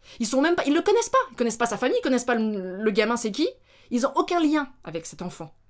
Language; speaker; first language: French; native; French